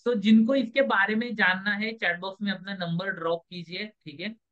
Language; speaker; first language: Hindi; non-native, local second language; Marathi